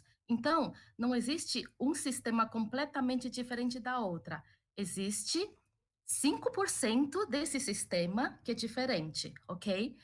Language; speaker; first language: Portuguese; early bilingual, other home language; Chinese